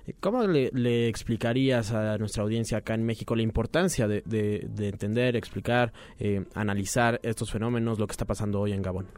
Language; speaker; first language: Spanish; native; Spanish